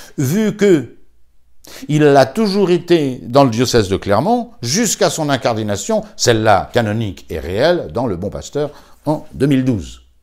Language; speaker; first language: French; native; French